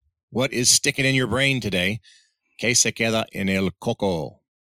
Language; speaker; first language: Spanish; early bilingual, other home language; English